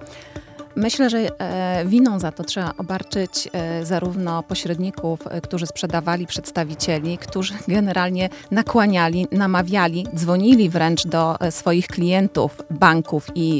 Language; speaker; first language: Polish; native; Polish